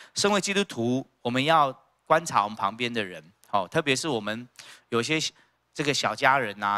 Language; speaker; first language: Chinese; native; Chinese